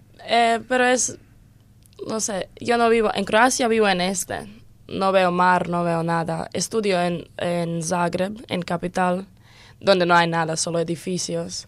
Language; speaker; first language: Spanish; non-native, learner; Croatian